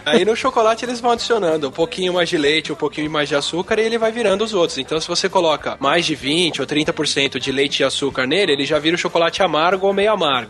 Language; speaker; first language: Portuguese; native; Portuguese